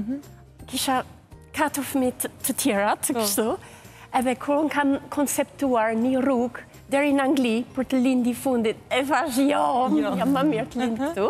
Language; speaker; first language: Albanian; non-native, fluent; English